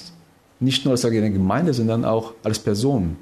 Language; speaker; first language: German; non-native, fluent; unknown